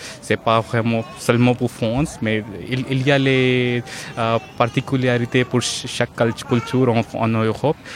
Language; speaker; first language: French; non-native, learner; Hindi